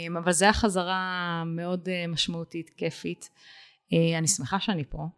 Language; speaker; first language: Hebrew; native; Hebrew